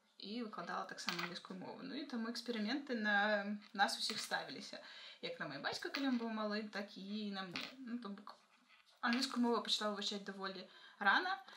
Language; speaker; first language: Belarusian; native; Belarusian